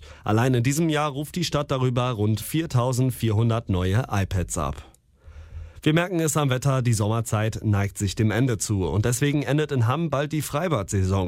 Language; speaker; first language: German; native; German